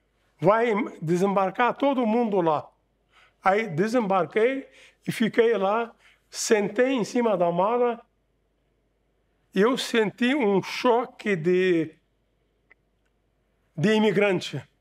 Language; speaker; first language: Portuguese; non-native, fluent; Arabic